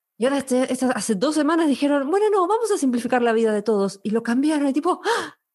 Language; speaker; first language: Spanish; native; Spanish